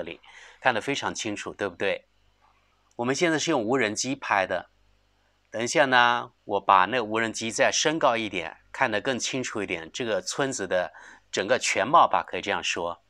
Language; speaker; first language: Chinese; native; Chinese